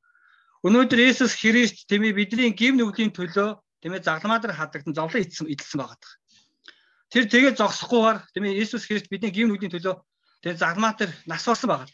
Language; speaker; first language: Mongolian; non-native, fluent; Korean